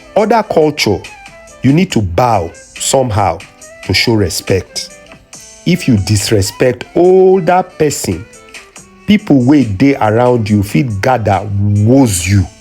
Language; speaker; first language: Nigerian Pidgin; native; Nigerian Pidgin